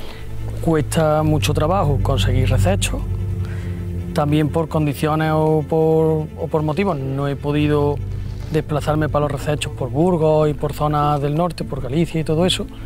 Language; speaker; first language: Spanish; native; Spanish